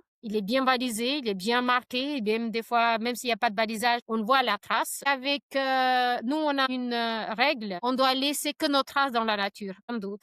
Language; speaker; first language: French; non-native, fluent; Albanian